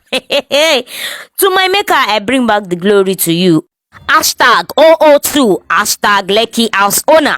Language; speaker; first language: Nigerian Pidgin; non-native, local second language; Yoruba